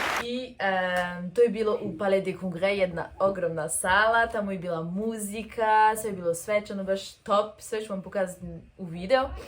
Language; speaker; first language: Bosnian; early bilingual, heritage; Serbian